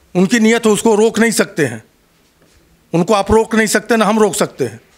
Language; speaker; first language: Hindi; native; Hindi